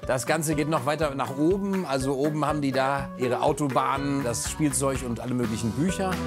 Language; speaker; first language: German; native; German